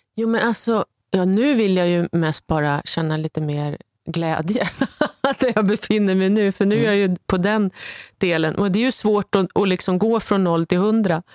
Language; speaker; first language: Swedish; native; Swedish